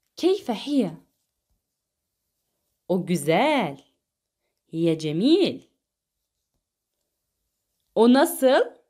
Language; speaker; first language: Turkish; non-native, fluent; Arabic